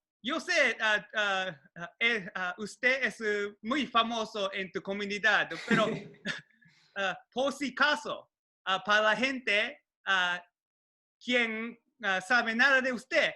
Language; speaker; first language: Spanish; non-native, learner; Japanese